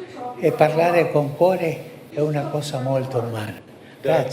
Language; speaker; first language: Italian; early bilingual, heritage; Spanish